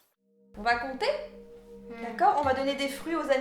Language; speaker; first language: French; native; French